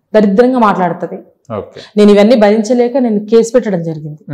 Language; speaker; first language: Telugu; native; Telugu